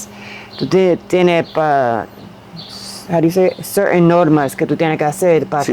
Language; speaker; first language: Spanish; early bilingual, heritage; Spanish